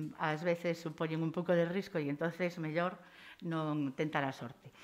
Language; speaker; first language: Galician; native; Galician